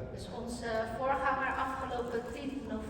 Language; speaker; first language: Dutch; non-native, fluent; Indonesian